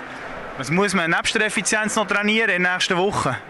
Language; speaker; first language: German; native; German